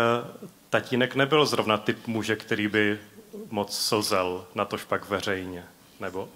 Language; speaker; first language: Czech; native; Czech